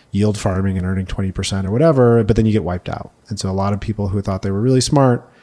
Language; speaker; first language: English; native; English